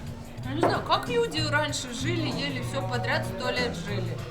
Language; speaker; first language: Russian; native; Russian